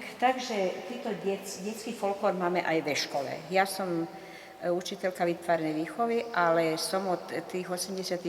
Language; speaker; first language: Slovak; early bilingual, heritage; Slovak